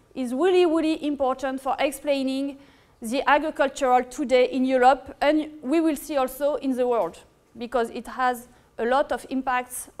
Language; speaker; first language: English; non-native, fluent; French